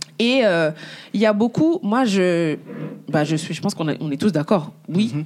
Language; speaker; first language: French; early bilingual, other home language; Bambara